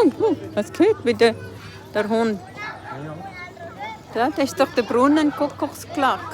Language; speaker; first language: German; non-native, learner; Cebuano